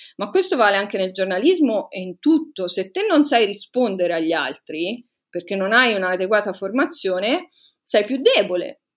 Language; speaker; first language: Italian; native; Italian